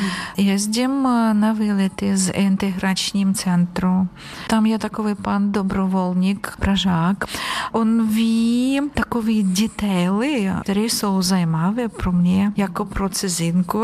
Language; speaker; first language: Czech; non-native, learner; Ukrainian